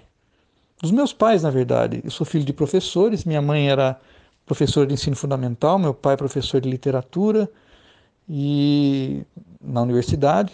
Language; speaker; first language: Portuguese; native; Portuguese